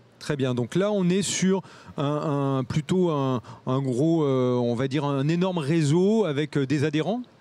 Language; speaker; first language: French; native; French